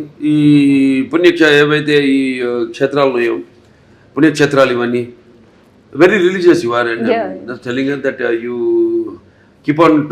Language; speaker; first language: Telugu; native; Telugu